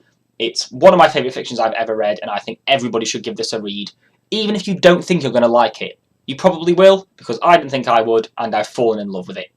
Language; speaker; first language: English; native; English